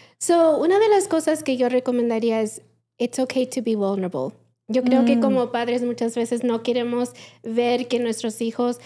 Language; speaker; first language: Spanish; early bilingual, heritage; Spanish